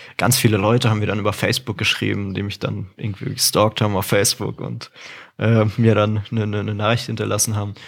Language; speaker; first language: German; native; German